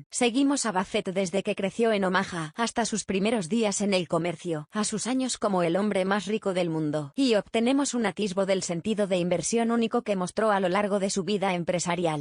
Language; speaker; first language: Spanish; native; Spanish